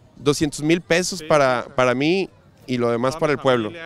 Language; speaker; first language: Spanish; native; Spanish